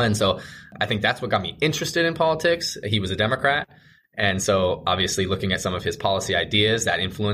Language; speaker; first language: English; native; English